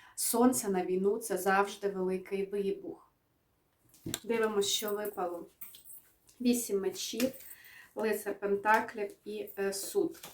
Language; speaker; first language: Ukrainian; native; Ukrainian